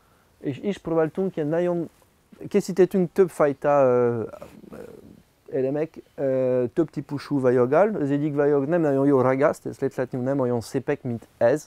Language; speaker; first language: Hungarian; non-native, learner; French